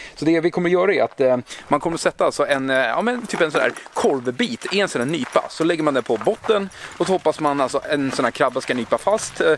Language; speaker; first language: Swedish; native; Swedish